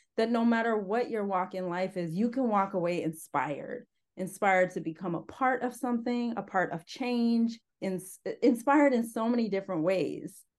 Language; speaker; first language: English; native; English